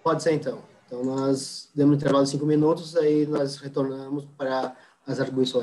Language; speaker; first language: Portuguese; native; Portuguese